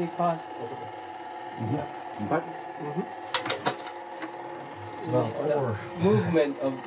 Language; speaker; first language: English; non-native, learner; Japanese